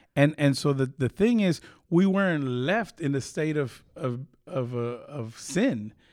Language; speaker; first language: English; early bilingual, other home language; Spanish